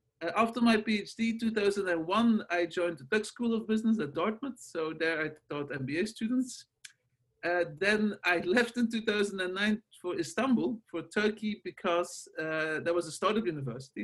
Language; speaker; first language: English; non-native, fluent; Dutch